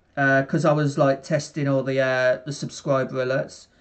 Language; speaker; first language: English; native; English